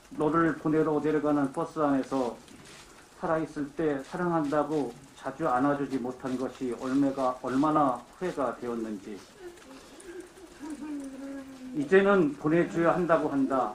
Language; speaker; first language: Korean; native; Korean